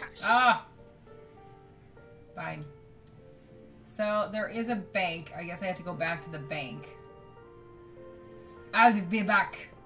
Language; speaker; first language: English; native; English